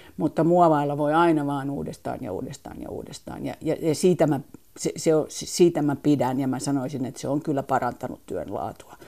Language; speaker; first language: Finnish; native; Finnish